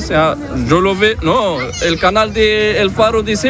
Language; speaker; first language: Spanish; non-native, learner; Arabic